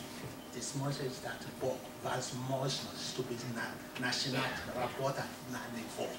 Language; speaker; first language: Russian; non-native, fluent; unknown